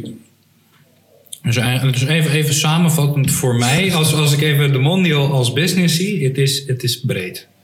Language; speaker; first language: Dutch; native; Dutch